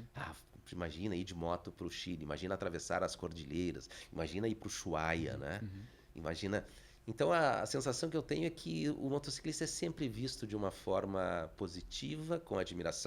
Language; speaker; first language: Portuguese; native; Portuguese